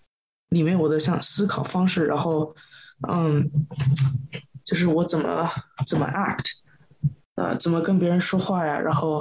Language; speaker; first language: Chinese; early bilingual, heritage; Chinese